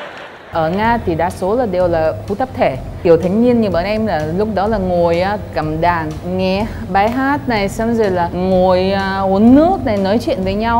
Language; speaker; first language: Vietnamese; non-native, fluent; Russian